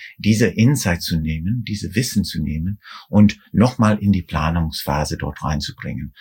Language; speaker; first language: German; non-native, fluent; English